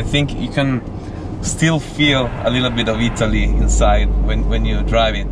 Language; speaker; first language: English; non-native, fluent; Italian